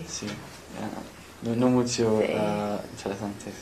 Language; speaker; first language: Spanish; non-native, learner; English